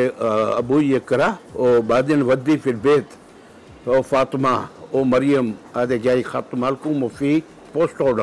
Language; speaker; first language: Arabic; non-native, local second language; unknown